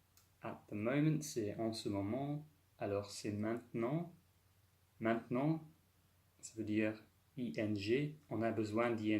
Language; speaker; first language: French; non-native, fluent; English